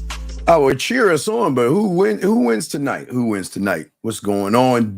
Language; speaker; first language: English; native; English